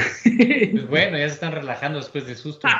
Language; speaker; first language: Spanish; native; Spanish